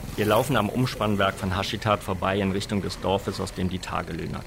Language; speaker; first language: German; native; German